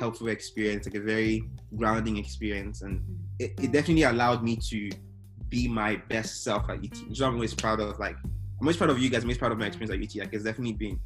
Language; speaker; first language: English; non-native, local second language; Igbo